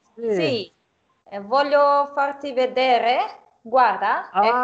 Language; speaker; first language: Italian; non-native, fluent; Serbian